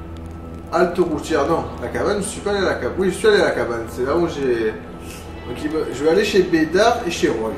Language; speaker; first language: French; native; French